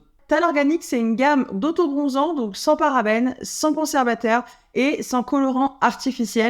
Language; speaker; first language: French; native; French